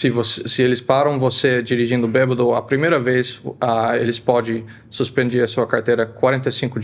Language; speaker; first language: Portuguese; early bilingual, heritage; Portuguese